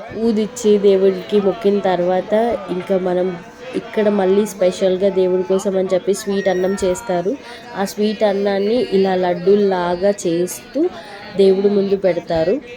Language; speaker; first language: Telugu; non-native, local second language; Lambadi